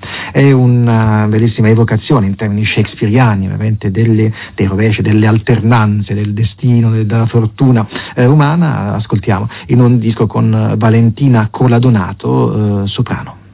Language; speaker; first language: Italian; native; Italian